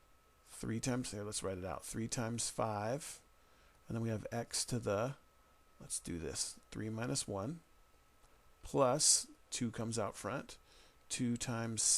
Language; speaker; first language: English; native; English